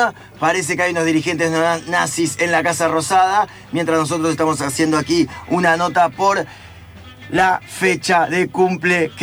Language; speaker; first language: Spanish; native; Spanish